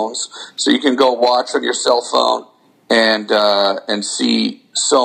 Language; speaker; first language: English; native; English